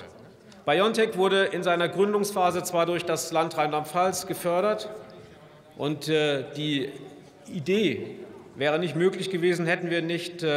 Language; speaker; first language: German; native; German